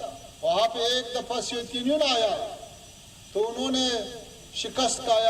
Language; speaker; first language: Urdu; non-native, fluent; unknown